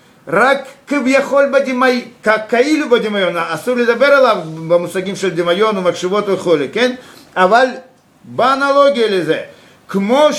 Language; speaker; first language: Hebrew; non-native, fluent; Russian